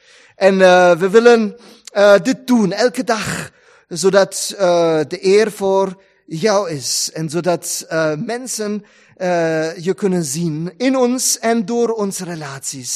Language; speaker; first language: Dutch; non-native, fluent; German